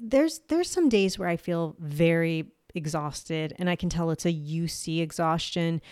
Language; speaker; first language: English; native; English